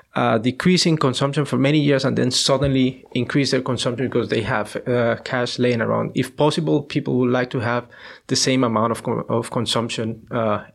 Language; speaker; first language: English; non-native, fluent; Spanish